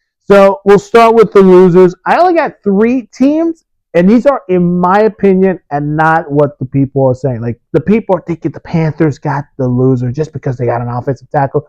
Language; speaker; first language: English; early bilingual, other home language; Spanish